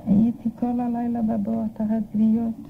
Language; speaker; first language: Hebrew; non-native, fluent; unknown